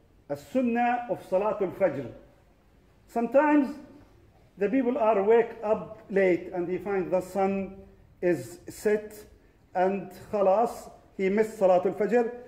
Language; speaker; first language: English; non-native, fluent; Arabic